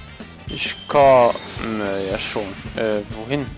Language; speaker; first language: German; native; German